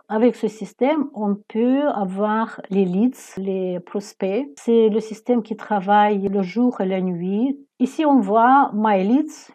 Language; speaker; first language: French; non-native, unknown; Ukrainian